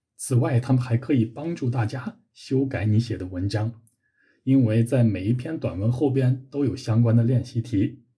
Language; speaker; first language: Chinese; native; Chinese